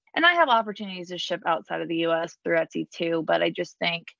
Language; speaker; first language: English; native; English